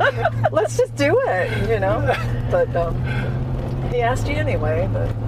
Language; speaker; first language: English; native; English